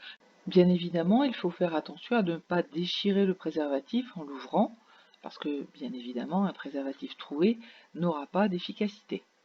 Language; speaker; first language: French; native; French